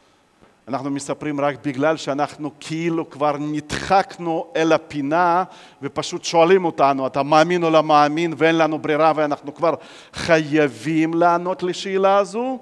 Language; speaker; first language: Hebrew; non-native, fluent; Russian